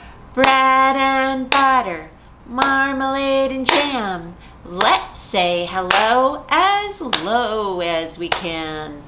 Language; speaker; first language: English; native; English